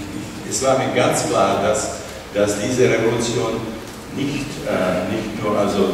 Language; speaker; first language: German; non-native, fluent; Czech